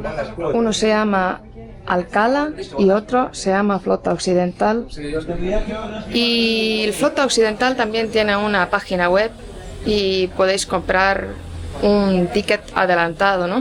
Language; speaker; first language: Spanish; non-native, fluent; Portuguese